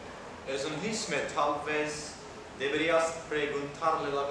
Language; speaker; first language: Spanish; non-native, learner; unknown